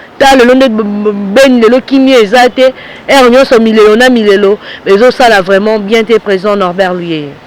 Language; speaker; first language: Lingala; native; Lingala